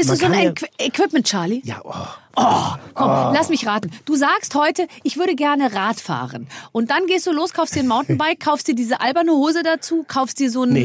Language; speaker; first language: German; native; German